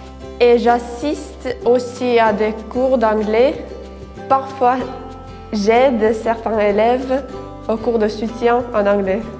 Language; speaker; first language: French; non-native, fluent; Finnish